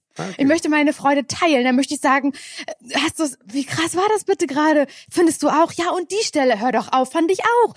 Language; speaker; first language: German; native; German